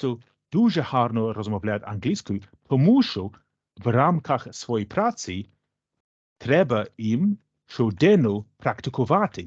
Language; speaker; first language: Ukrainian; non-native, learner; English